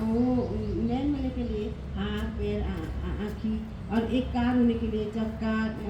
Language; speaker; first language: Hindi; non-native, learner; Burmese